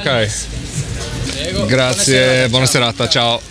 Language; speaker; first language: Italian; non-native, learner; English